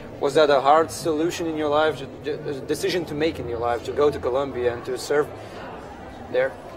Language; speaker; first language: English; non-native, fluent; Lithuanian